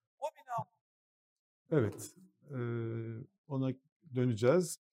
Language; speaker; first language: Turkish; native; Turkish